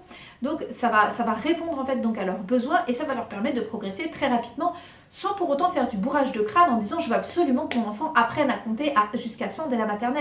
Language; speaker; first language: French; native; French